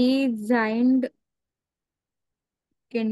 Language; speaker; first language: German; non-native, learner; Marathi